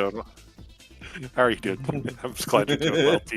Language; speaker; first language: English; native; English